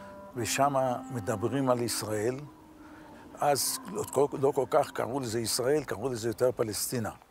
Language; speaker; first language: Hebrew; non-native, fluent; Yiddish